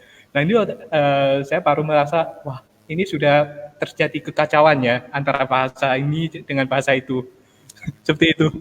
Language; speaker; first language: Indonesian; non-native, fluent; Armenian